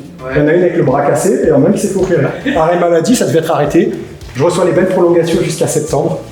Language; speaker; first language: French; native; French